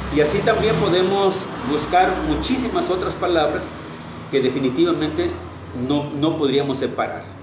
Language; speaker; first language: Spanish; non-native, local second language; Nahuatl languages